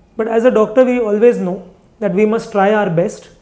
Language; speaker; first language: English; non-native, local second language; Hindi